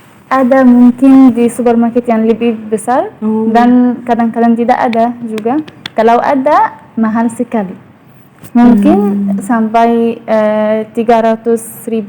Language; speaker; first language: Indonesian; non-native, learner; Arabic